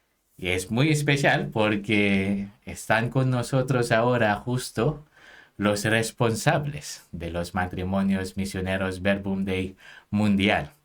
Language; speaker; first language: Spanish; non-native, fluent; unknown